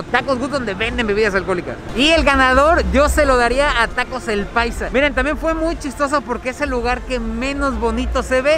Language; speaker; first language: Spanish; native; Spanish